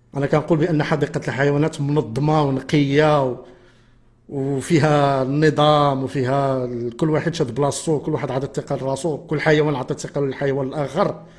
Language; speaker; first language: Arabic; native; Arabic